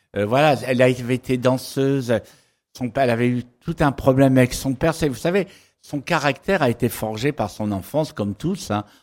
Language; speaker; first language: French; native; French